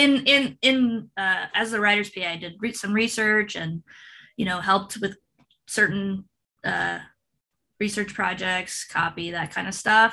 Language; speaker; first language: English; non-native, fluent; Spanish